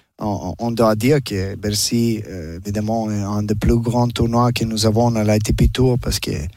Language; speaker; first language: French; non-native, learner; Serbian